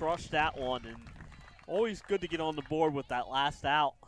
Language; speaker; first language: English; native; English